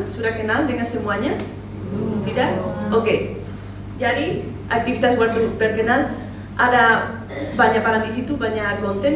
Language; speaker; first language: Indonesian; non-native, fluent; Spanish